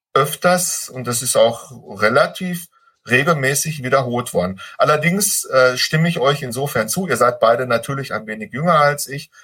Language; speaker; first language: German; native; German